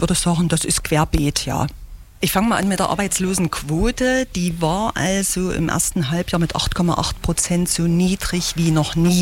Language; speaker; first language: German; native; German